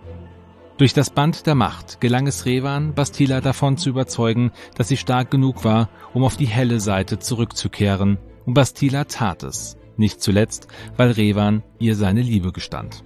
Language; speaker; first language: German; native; German